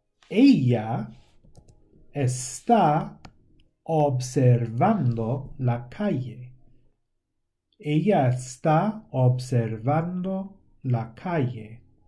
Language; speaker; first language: Spanish; non-native, fluent; English